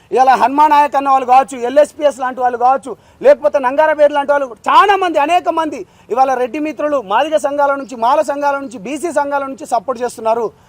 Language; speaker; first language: Telugu; non-native, local second language; Lambadi